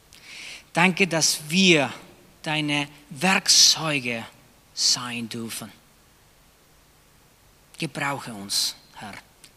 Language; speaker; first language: German; non-native, fluent; Spanish